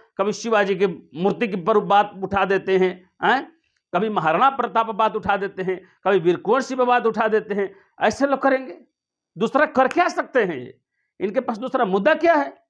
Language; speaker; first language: Hindi; native; Hindi